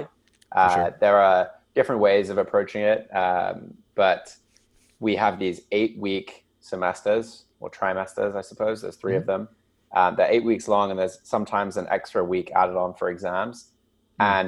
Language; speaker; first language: English; native; English